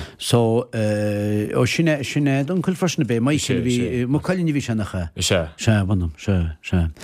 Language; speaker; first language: Irish; native; Irish